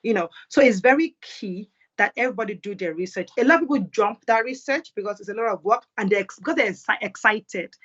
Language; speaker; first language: English; non-native, local second language; Yoruba